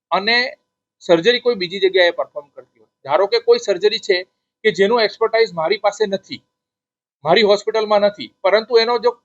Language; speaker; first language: Gujarati; native; Gujarati